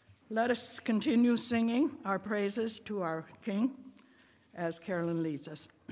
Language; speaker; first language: English; native; English